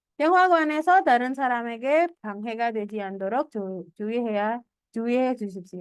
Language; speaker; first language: Korean; non-native, fluent; Indonesian